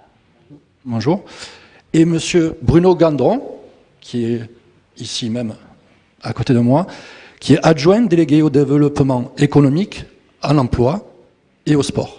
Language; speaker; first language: French; native; French